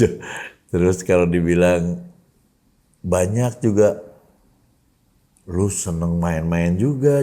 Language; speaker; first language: Indonesian; native; Indonesian